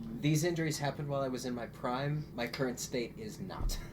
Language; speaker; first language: English; native; English